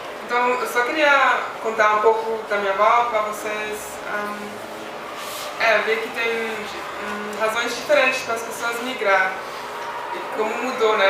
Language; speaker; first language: Portuguese; non-native, fluent; Swiss German